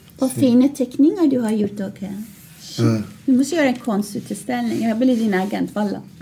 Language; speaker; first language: Swedish; non-native, fluent; Persian